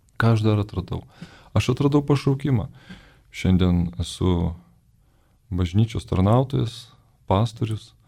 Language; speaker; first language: Lithuanian; native; Lithuanian